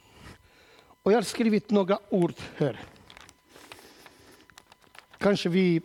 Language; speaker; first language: Swedish; non-native, learner; Romanian